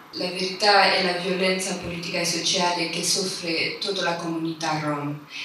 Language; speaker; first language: Italian; non-native, learner; Romany